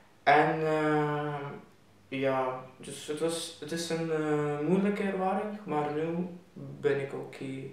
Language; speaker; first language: Dutch; non-native, learner; Russian